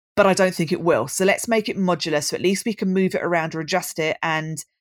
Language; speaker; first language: English; native; English